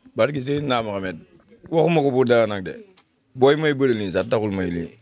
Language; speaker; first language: Wolof; non-native, local second language; Fula